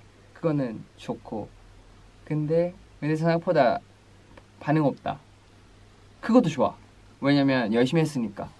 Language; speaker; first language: Korean; non-native, fluent; Thai